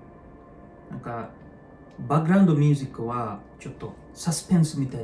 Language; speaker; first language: Japanese; non-native, learner; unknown